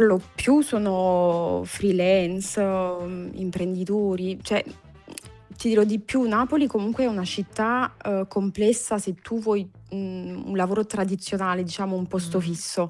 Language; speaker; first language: Italian; non-native, fluent; French